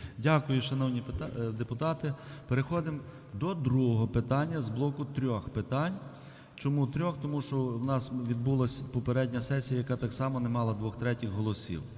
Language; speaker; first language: Ukrainian; native; Ukrainian